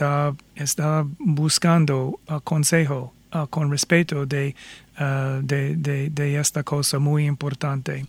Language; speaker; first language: Spanish; non-native, fluent; English